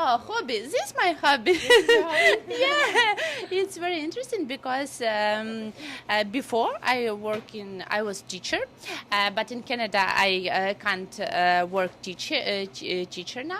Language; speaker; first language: English; non-native, learner; Ukrainian